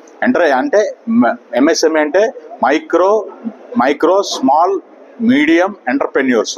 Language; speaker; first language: Telugu; native; Telugu